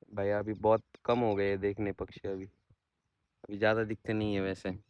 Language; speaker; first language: Hindi; non-native, local second language; Marathi